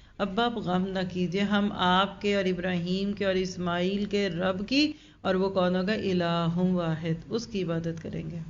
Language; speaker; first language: Urdu; native; Urdu